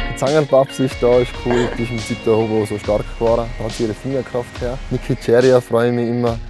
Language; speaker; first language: German; native; German